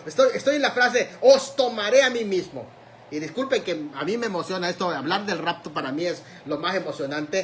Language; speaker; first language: Spanish; native; Spanish